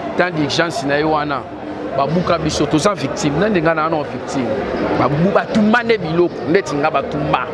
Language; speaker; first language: Lingala; native; Lingala